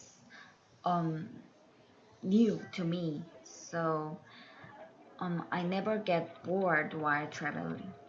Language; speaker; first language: English; non-native, learner; Korean